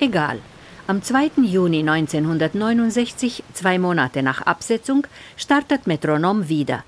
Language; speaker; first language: German; native; German